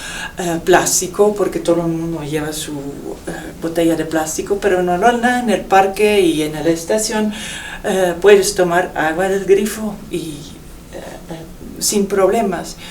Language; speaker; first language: Spanish; non-native, fluent; Dutch